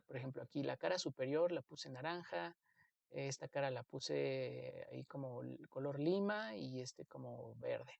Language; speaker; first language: Spanish; native; Spanish